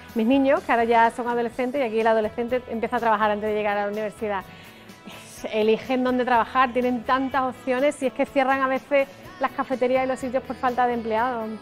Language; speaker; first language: Spanish; native; Spanish